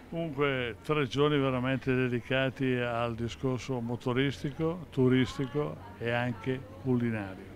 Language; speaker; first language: Italian; native; Italian